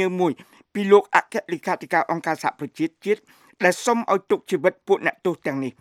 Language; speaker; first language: Khmer; native; Khmer